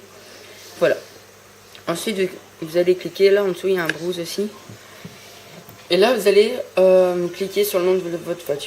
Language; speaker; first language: French; native; French